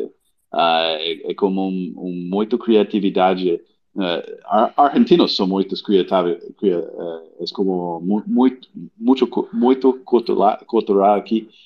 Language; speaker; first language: Portuguese; non-native, learner; English